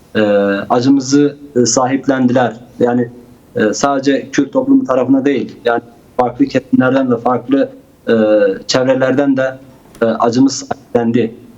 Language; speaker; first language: Turkish; non-native, local second language; Kurdish